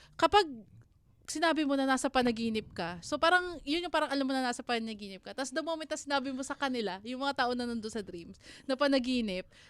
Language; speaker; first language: Filipino; native; Filipino